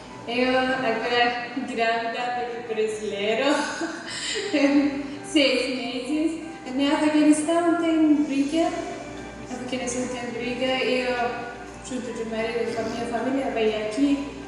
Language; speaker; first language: Portuguese; non-native, learner; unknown